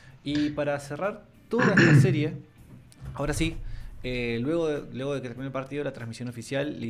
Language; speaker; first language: Spanish; native; Spanish